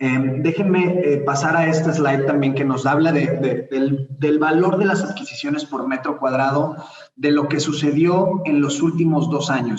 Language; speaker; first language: Spanish; native; Spanish